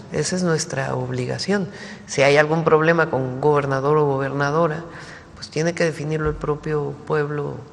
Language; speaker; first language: Spanish; native; Spanish